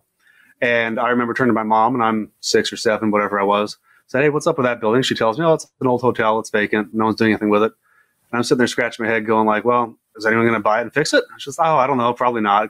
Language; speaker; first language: English; native; English